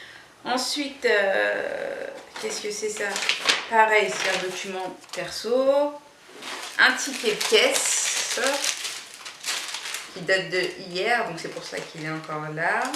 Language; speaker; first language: French; native; French